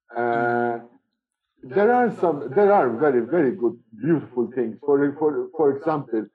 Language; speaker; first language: English; non-native, fluent; Maltese